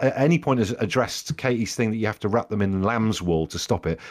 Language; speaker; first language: English; native; English